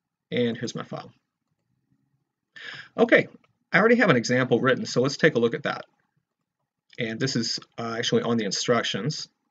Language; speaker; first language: English; native; English